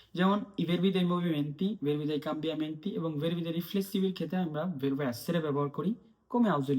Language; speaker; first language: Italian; non-native, fluent; Bangla